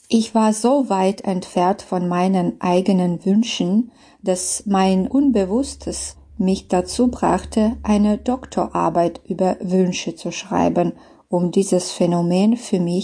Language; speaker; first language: German; non-native, fluent; Belarusian